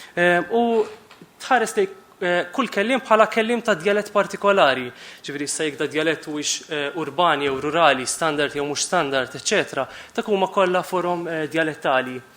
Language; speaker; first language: Maltese; native; Maltese